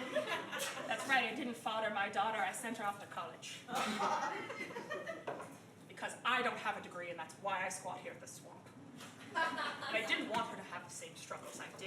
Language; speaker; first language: English; native; English